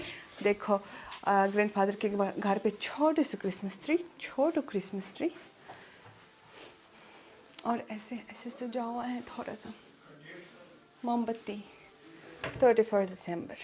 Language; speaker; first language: Hindi; non-native, fluent; Russian